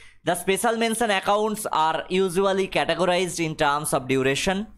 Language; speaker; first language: English; non-native, local second language; Bangla